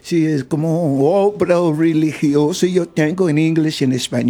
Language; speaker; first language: Spanish; non-native, learner; English